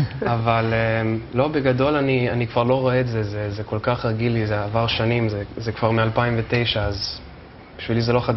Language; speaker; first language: Hebrew; non-native, fluent; English